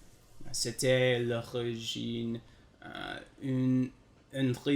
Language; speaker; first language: French; non-native, learner; English